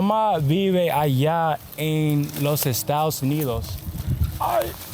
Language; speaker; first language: Spanish; non-native, learner; English